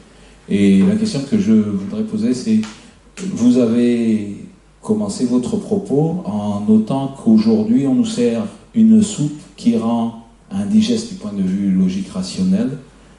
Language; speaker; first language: French; native; French